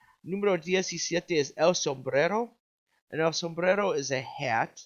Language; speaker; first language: Spanish; non-native, learner; English